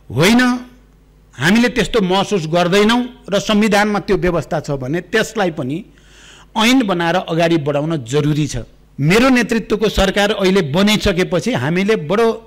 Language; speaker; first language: Nepali; native; Nepali